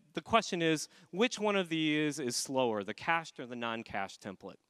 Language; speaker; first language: English; native; English